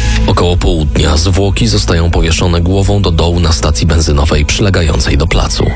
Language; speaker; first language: Polish; native; Polish